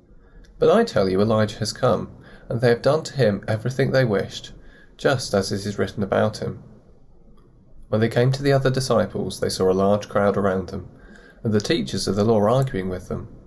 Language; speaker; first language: English; native; English